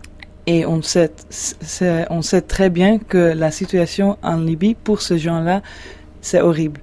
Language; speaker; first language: French; non-native, fluent; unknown